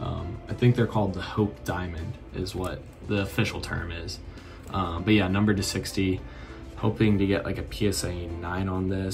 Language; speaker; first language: English; native; English